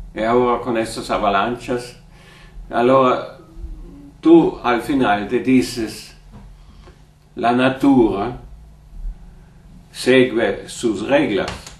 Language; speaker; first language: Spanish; non-native, learner; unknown